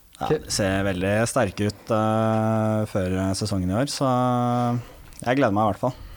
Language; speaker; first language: Norwegian; native; Norwegian